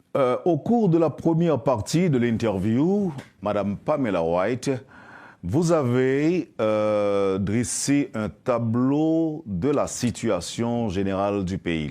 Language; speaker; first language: French; non-native, local second language; Haitian Creole